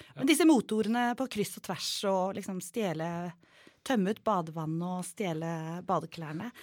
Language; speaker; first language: Norwegian; native; Norwegian